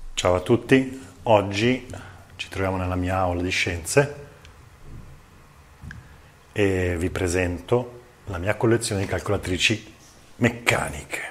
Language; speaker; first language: Italian; native; Italian